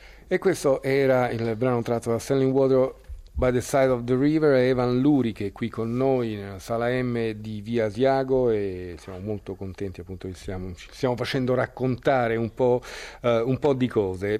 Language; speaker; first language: Italian; native; Italian